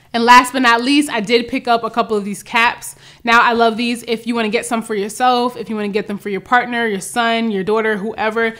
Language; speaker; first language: English; native; English